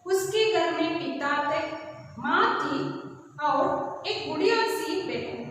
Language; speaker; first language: Hindi; non-native, local second language; Kannada